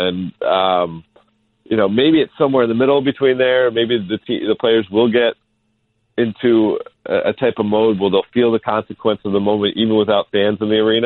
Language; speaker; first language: English; native; English